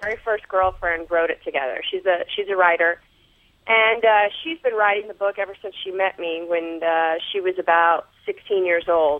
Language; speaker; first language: English; native; English